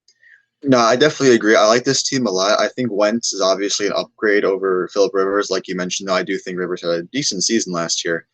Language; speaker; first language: English; native; English